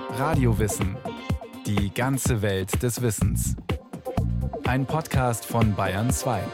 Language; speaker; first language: German; native; German